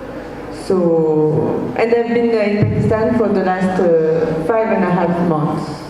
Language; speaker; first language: English; non-native, fluent; French